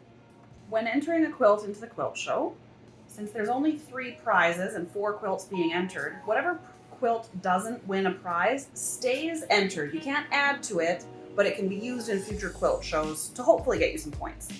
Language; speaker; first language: English; native; English